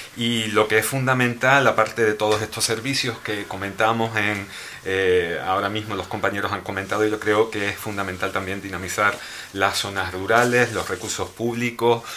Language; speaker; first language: Spanish; native; Spanish